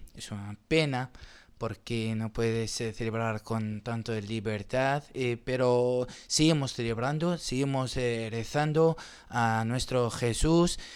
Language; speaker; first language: Spanish; non-native, learner; Arabic